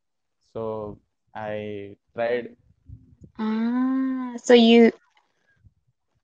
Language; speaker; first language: English; non-native, learner; Hindi